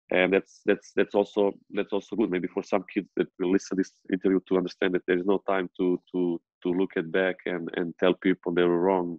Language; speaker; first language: English; non-native, fluent; Serbian